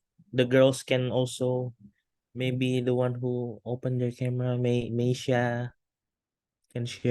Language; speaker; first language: English; non-native, fluent; Indonesian